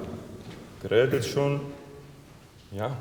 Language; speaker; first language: German; non-native, learner; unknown